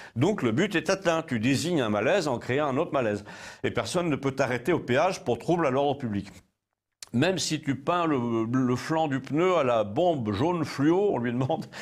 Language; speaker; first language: French; native; French